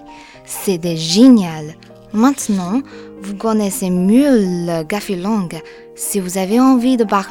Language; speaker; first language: French; non-native, learner; Chinese